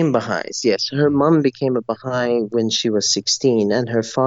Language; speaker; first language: English; non-native, local second language; Persian